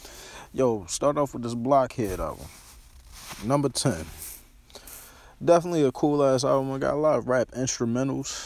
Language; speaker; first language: English; native; English